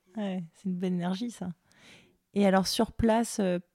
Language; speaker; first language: French; native; French